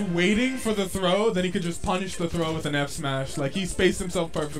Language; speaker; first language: English; native; English